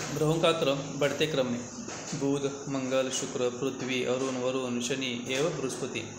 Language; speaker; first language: Hindi; non-native, local second language; Marathi